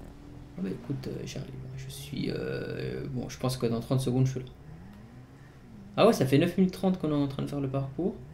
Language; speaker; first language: French; native; French